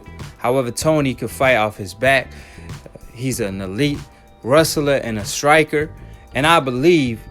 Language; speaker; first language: English; native; English